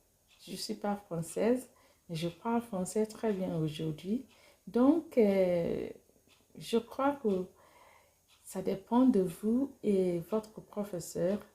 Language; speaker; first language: French; non-native, fluent; Igbo